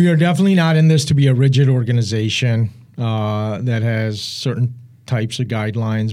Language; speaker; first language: English; early bilingual, other home language; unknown